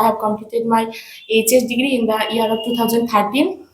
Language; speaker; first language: English; non-native, local second language; Bangla